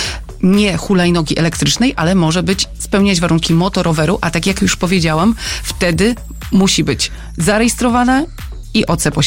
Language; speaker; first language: Polish; native; Polish